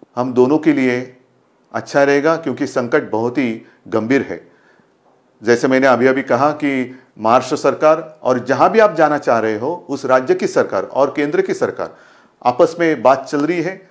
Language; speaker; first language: Hindi; non-native, local second language; Marathi